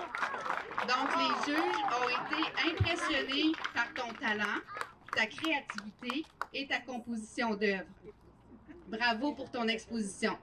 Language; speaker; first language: French; native; French